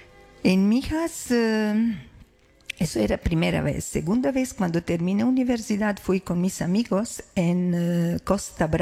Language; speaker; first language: Spanish; non-native, learner; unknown